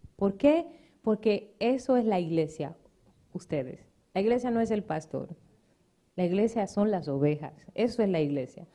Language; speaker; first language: Spanish; native; Spanish